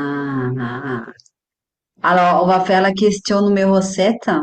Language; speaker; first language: French; non-native, fluent; Portuguese